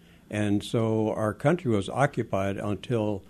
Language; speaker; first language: English; early bilingual, other home language; Western Frisian